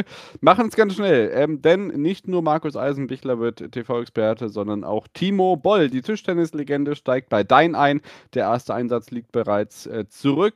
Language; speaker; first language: German; native; German